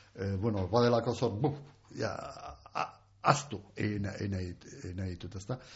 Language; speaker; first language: Basque; non-native, local second language; Spanish